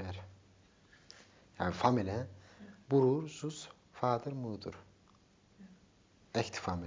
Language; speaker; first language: Dutch; non-native, learner; Turkish